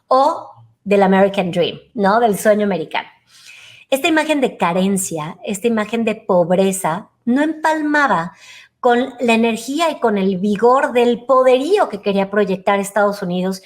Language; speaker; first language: Spanish; native; Spanish